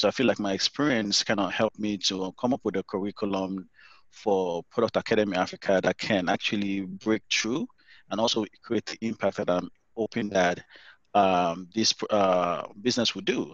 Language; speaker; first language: English; non-native, local second language; Yoruba